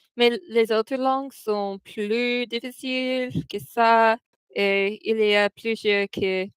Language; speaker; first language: French; non-native, learner; English